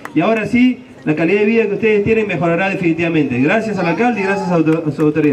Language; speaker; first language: Spanish; native; Spanish